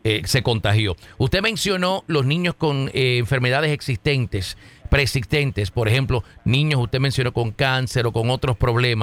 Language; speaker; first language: Spanish; native; Spanish